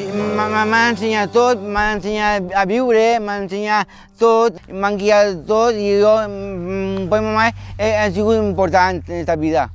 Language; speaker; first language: Catalan; non-native, local second language; Spanish